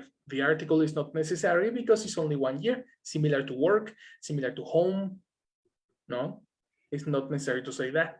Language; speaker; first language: English; non-native, fluent; Spanish